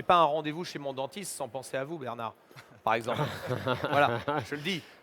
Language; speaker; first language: French; native; French